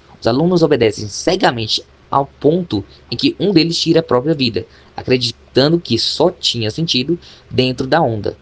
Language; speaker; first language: Portuguese; native; Portuguese